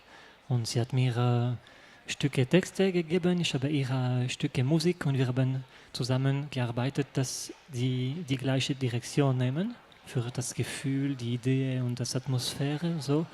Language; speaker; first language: German; non-native, local second language; French